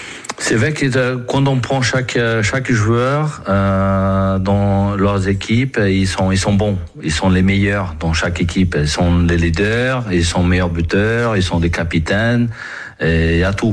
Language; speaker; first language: French; non-native, fluent; Portuguese